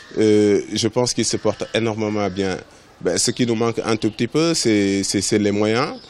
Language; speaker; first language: French; non-native, local second language; Wolof